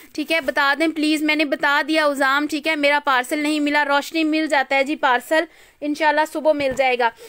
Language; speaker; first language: Urdu; native; Urdu